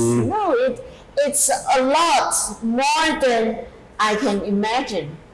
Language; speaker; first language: English; non-native, fluent; Chinese